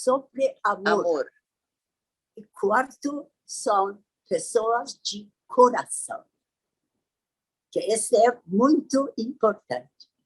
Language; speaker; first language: Portuguese; non-native, learner; Persian